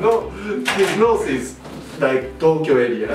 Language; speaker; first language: English; non-native, learner; Japanese